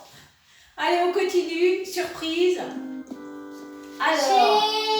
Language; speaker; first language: French; native; French